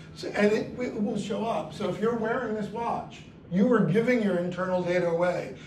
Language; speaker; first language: English; native; English